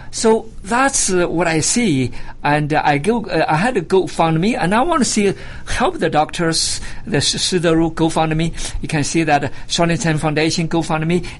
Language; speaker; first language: English; non-native, fluent; Chinese